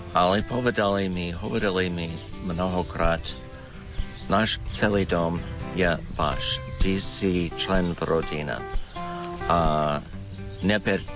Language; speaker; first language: Slovak; non-native, learner; English